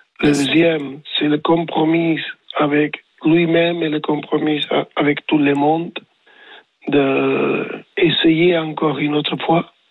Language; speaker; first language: French; non-native, learner; Spanish